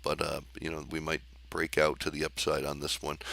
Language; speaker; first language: English; native; English